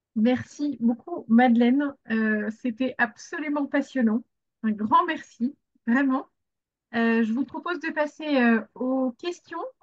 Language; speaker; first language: French; native; French